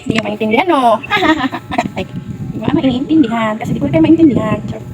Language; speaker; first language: Filipino; native; Filipino